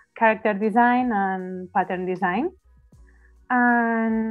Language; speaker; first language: English; non-native, learner; Spanish